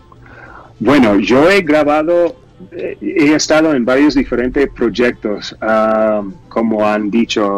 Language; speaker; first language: Spanish; non-native, fluent; English